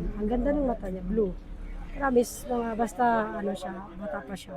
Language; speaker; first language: Filipino; native; Filipino